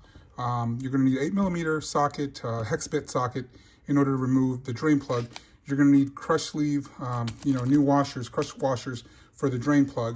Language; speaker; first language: English; native; English